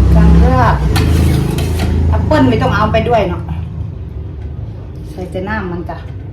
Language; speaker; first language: Thai; native; Thai